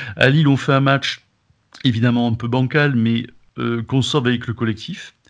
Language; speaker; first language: French; native; French